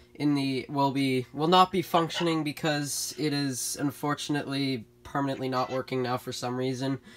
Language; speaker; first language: English; native; English